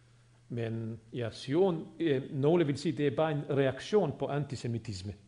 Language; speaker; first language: Swedish; non-native, fluent; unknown